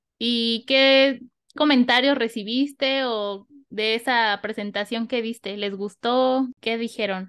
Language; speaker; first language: Spanish; native; Spanish